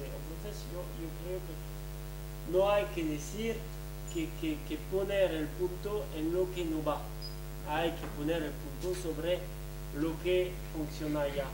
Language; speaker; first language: Spanish; non-native, fluent; French